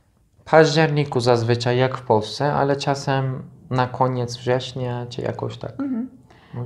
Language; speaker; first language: Polish; non-native, learner; Turkish